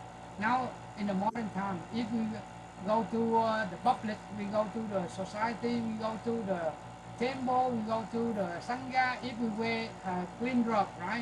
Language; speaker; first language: English; non-native, learner; Vietnamese